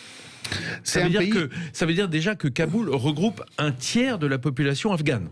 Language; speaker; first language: French; native; French